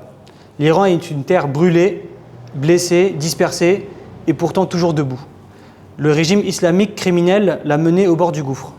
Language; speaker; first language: French; native; French